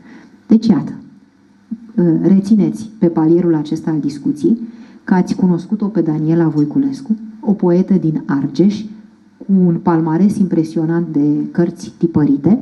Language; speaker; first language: Romanian; native; Romanian